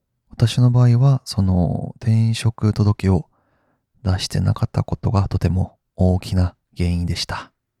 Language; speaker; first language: Japanese; non-native, fluent; Korean